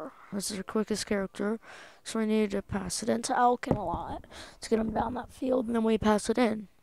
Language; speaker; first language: English; native; English